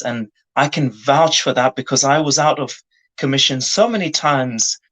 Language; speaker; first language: English; native; English